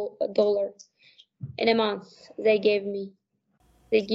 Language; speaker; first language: English; non-native, learner; Uzbek